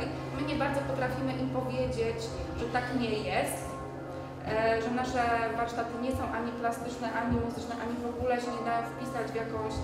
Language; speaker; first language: Polish; native; Polish